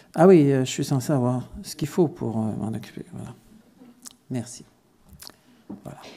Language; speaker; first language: French; native; French